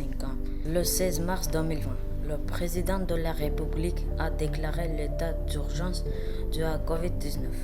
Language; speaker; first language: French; non-native, learner; Armenian